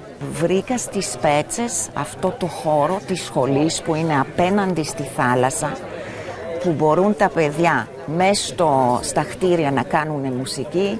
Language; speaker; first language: Greek; non-native, fluent; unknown